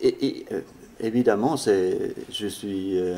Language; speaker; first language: French; non-native, fluent; Swedish